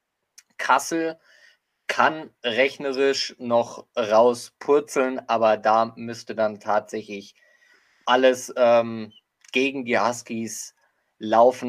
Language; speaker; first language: German; native; German